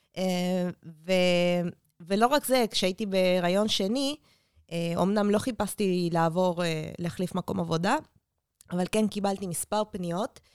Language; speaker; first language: Hebrew; native; Hebrew